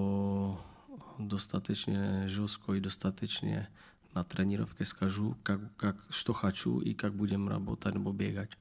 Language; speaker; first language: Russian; non-native, learner; Czech